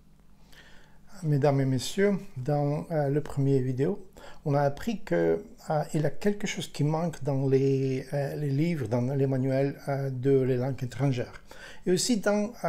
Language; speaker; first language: French; non-native, fluent; Ukrainian